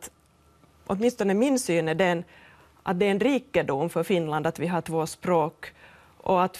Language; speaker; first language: Swedish; native; Swedish